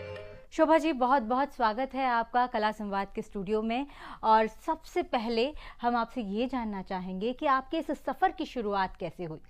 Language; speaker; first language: Hindi; native; Hindi